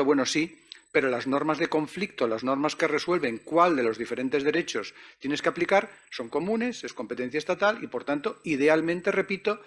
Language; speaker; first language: Spanish; native; Spanish